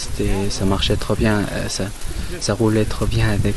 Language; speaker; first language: French; non-native, learner; Mongolian